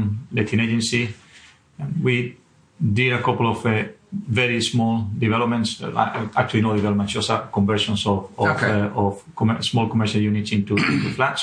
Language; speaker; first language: English; non-native, fluent; Spanish